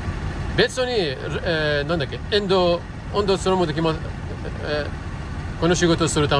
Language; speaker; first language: Japanese; non-native, learner; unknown